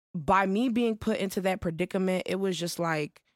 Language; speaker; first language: English; early bilingual, other home language; Haitian Creole